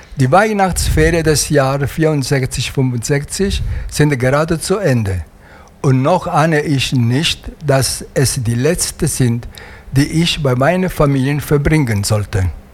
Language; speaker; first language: German; non-native, fluent; Italian